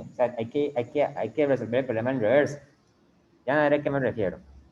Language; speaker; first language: Spanish; native; Spanish